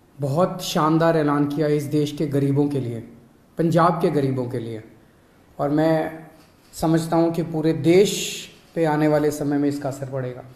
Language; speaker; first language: Hindi; native; Hindi